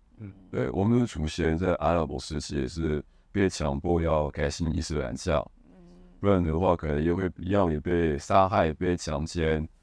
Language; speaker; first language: Chinese; non-native, fluent; Hebrew